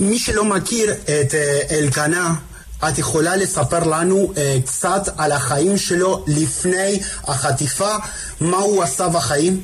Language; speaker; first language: Hebrew; non-native, fluent; Spanish